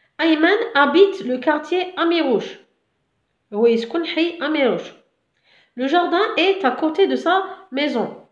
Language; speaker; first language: French; non-native, local second language; Arabic